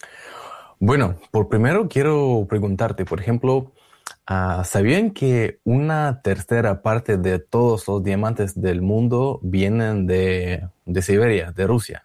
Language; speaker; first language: Spanish; non-native, learner; Russian